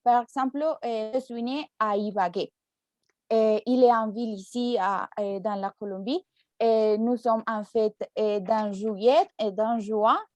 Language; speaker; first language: French; non-native, learner; Spanish